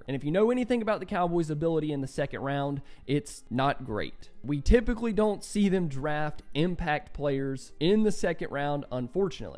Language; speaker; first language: English; native; English